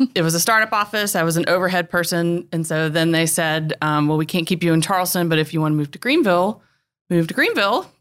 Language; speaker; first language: English; native; English